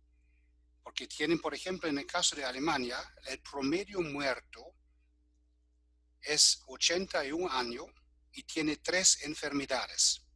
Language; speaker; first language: Spanish; non-native, fluent; German